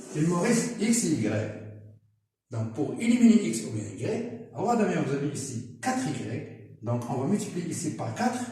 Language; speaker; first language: French; non-native, local second language; Arabic